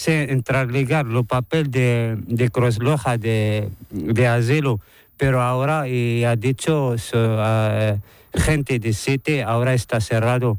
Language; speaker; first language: Spanish; non-native, learner; Arabic